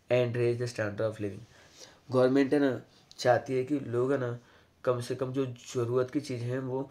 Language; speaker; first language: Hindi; non-native, local second language; Gujarati